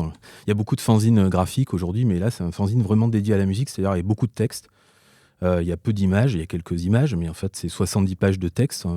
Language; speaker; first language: French; native; French